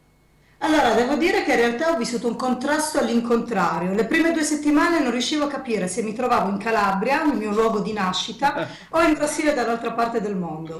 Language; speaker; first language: Italian; native; Italian